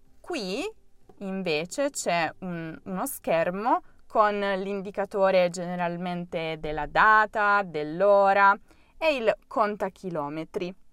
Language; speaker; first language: Italian; native; Italian